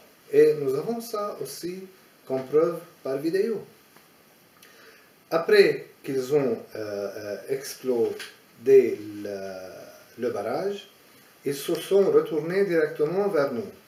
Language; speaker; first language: French; non-native, fluent; Aramaic